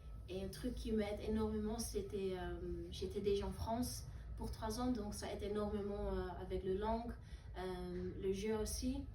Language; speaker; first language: French; non-native, learner; Dutch